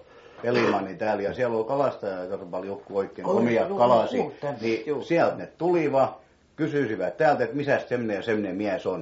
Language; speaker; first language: Finnish; native; Finnish